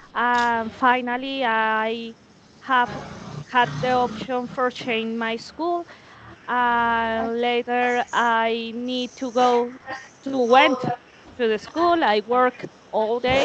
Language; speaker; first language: English; non-native, learner; Spanish